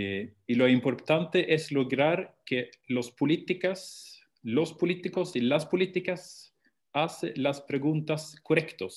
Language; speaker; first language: Spanish; non-native, fluent; Swedish